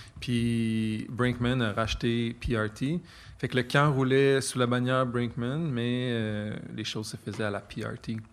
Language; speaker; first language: French; native; French